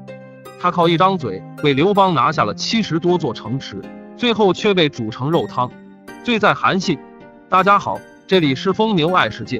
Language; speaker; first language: Chinese; native; Chinese